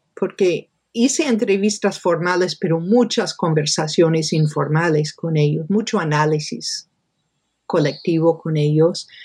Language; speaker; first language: Spanish; non-native, fluent; English